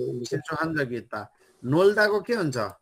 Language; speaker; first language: Korean; non-native, learner; Nepali